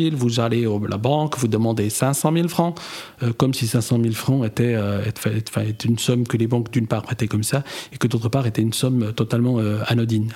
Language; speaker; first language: French; native; French